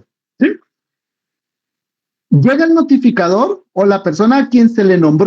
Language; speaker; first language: Spanish; native; Spanish